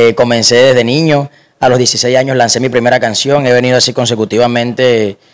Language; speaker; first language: Spanish; native; Spanish